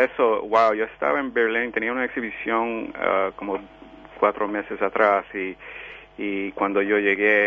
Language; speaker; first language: Spanish; early bilingual, heritage; Spanish